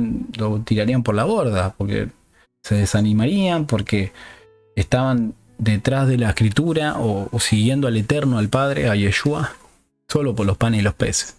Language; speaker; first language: Spanish; native; Spanish